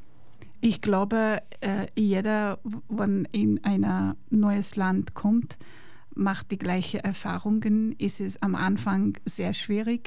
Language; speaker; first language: German; non-native, learner; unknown